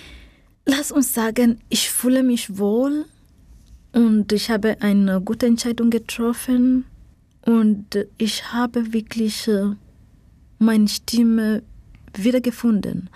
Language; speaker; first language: German; non-native, learner; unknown